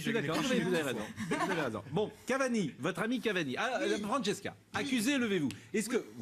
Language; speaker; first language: French; native; French